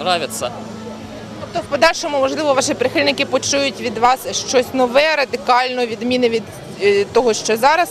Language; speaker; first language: Ukrainian; native; Ukrainian